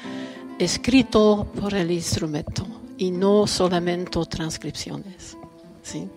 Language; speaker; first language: Spanish; non-native, fluent; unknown